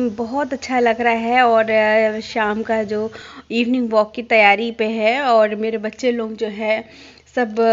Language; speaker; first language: Hindi; non-native, local second language; Bangla